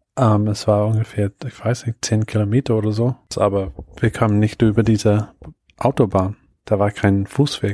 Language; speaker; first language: German; non-native, fluent; English